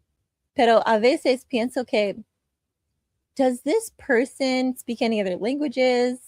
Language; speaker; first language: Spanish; non-native, learner; English